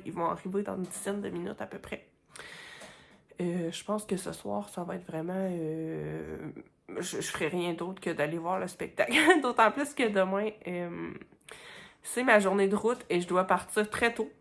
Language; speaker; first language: French; native; French